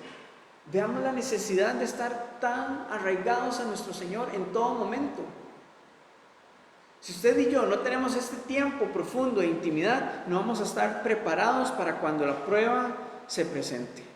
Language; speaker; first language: Spanish; native; Spanish